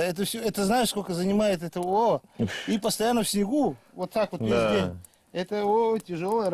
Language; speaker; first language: Russian; native; Russian